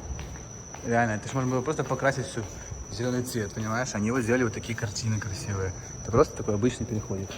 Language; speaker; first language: Russian; native; Russian